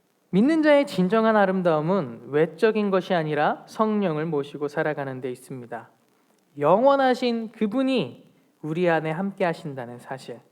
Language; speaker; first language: Korean; native; Korean